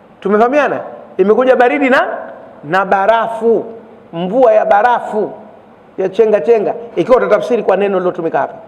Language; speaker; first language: Swahili; native; Swahili